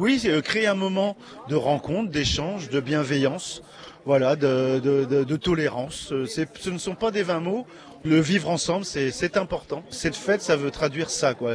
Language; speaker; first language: French; native; French